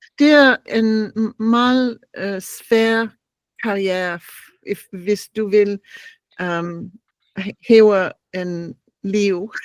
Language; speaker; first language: Danish; non-native, learner; English